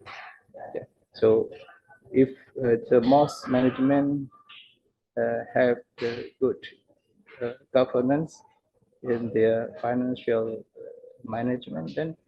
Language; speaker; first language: English; non-native, fluent; Banjar